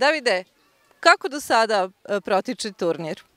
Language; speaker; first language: Serbian; native; Serbian